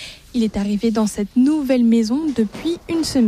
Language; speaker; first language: French; native; French